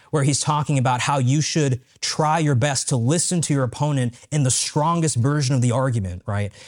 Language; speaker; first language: English; native; English